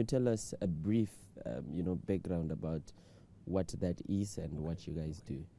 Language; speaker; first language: English; non-native, local second language; Shona